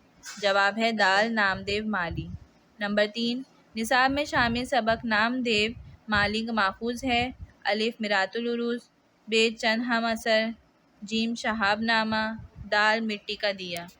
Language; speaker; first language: Urdu; native; Urdu